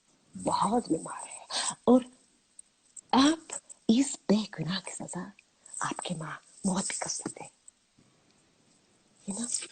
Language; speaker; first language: Hindi; non-native, learner; Azerbaijani